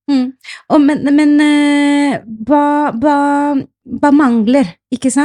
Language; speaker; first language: Norwegian; non-native, fluent; Spanish